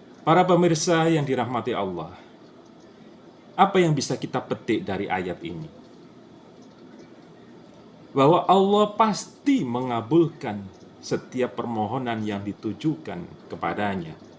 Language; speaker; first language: Indonesian; native; Indonesian